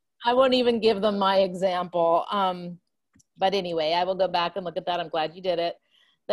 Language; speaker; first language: English; native; English